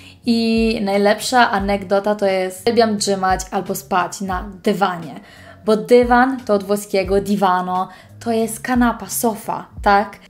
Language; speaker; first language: Polish; early bilingual, heritage; Polish